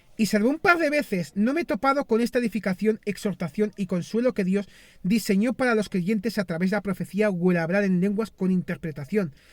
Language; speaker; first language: Spanish; non-native, fluent; Greek